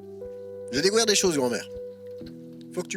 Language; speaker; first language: French; native; French